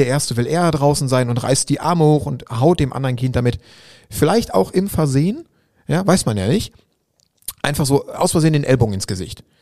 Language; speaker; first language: German; native; German